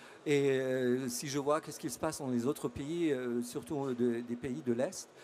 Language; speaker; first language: French; non-native, fluent; German